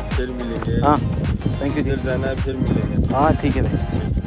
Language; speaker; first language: Hindi; non-native, local second language; Malayalam